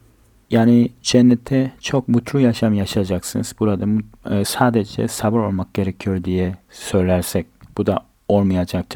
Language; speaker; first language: Turkish; non-native, fluent; Korean